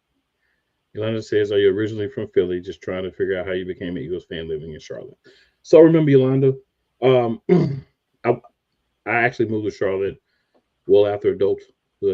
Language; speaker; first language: English; native; English